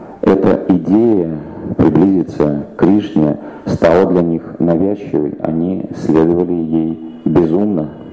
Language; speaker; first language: Russian; native; Russian